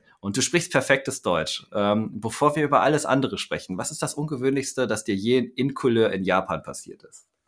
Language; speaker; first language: German; native; German